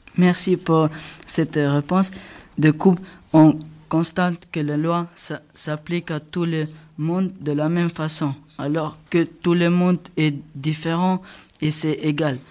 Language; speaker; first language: French; non-native, learner; Albanian